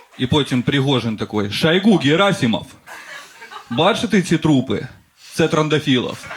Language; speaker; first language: Ukrainian; non-native, local second language; Russian